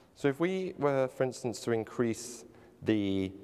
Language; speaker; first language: English; native; English